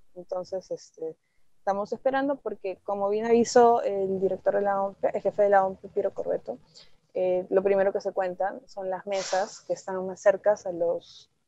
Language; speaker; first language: Spanish; native; Spanish